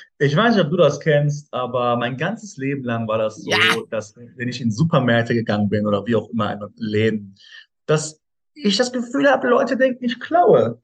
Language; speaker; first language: German; native; German